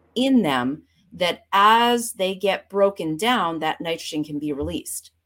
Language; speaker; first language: English; native; English